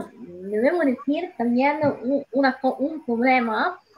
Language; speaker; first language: Spanish; non-native, learner; Italian